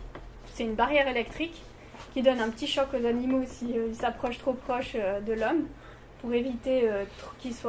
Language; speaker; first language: French; native; French